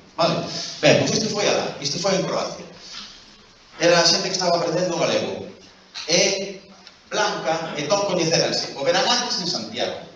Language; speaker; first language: Galician; non-native, local second language; Spanish